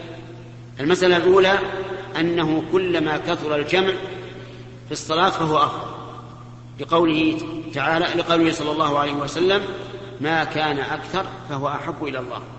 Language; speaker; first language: Arabic; native; Arabic